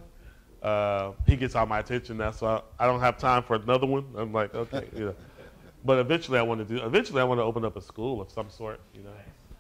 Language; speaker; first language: English; native; English